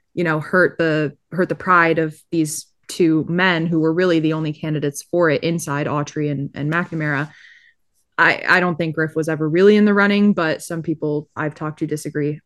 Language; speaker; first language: English; native; English